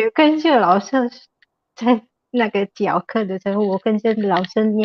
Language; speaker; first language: Chinese; non-native, learner; Indonesian